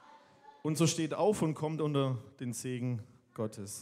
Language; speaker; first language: German; native; German